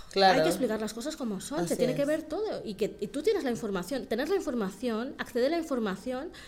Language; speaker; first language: Spanish; native; Spanish